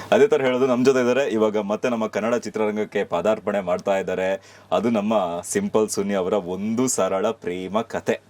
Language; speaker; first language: Kannada; native; Kannada